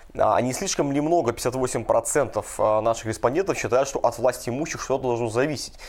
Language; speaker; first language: Russian; native; Russian